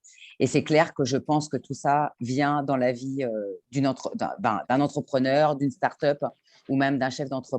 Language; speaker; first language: French; native; French